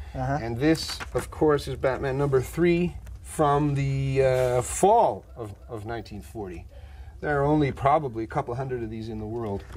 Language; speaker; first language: English; native; English